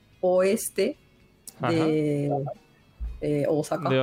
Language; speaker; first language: Spanish; non-native, learner; Japanese